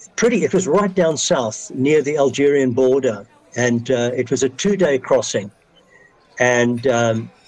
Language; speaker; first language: English; native; English